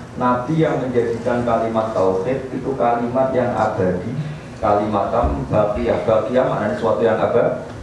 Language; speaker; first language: Malay; non-native, local second language; Javanese